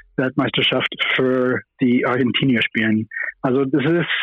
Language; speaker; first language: German; non-native, fluent; English